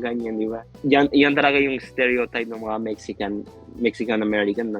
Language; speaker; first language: Filipino; non-native, fluent; Spanish